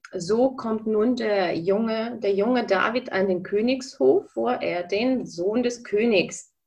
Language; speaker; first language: German; early bilingual, other home language; Russian